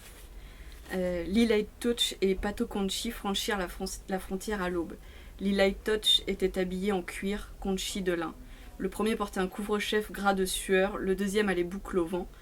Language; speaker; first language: French; native; French